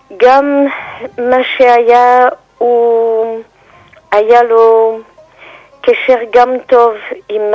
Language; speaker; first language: Hebrew; non-native, fluent; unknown